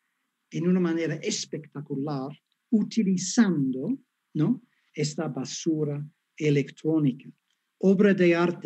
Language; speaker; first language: Spanish; non-native, fluent; English